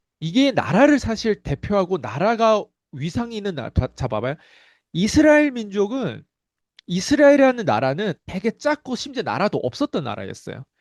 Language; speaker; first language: Korean; non-native, fluent; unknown